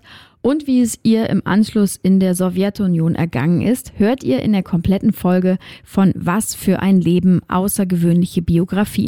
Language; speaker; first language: German; native; German